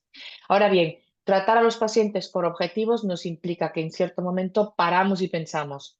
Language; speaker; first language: Spanish; native; Spanish